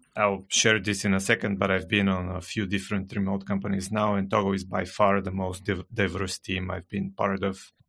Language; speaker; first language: English; non-native, fluent; Bulgarian